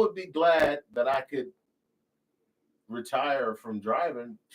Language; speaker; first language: English; native; English